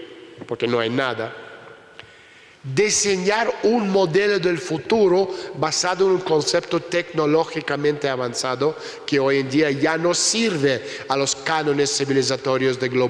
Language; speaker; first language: Spanish; non-native, fluent; Russian